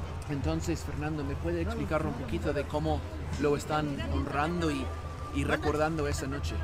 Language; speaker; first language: Spanish; non-native, learner; English